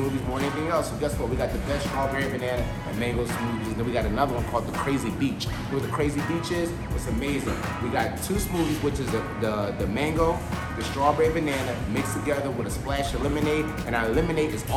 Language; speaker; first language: English; native; English